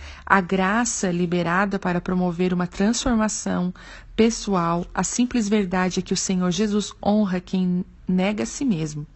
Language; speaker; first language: Portuguese; native; Portuguese